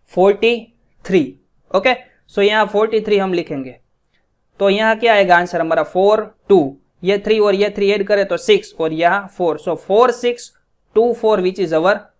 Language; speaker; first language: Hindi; non-native, local second language; Gujarati